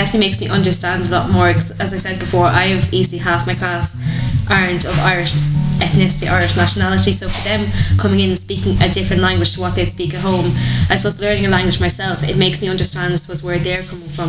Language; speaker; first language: English; native; English